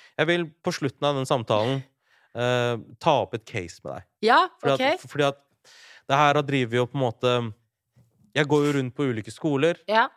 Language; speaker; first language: Norwegian; native; Norwegian